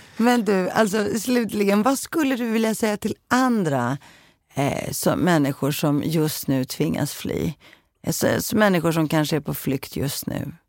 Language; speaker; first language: Swedish; early bilingual, other home language; Greek